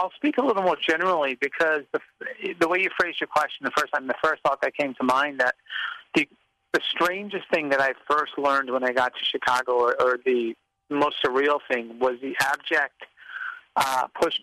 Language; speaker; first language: English; native; English